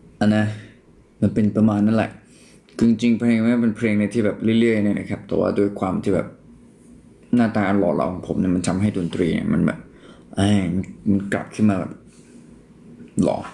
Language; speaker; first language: Thai; native; Thai